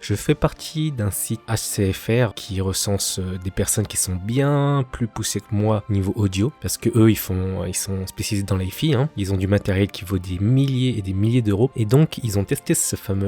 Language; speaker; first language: French; native; French